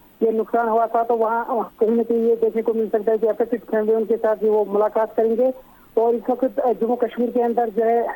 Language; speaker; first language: Urdu; non-native, local second language; Kashmiri